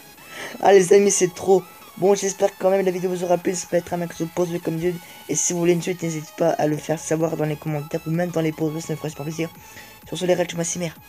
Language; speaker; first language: French; native; French